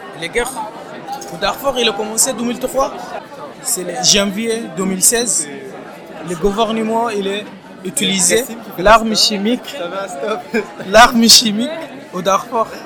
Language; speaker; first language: French; non-native, learner; Arabic